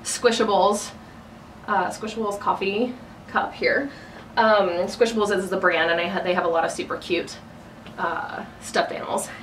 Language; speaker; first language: English; native; English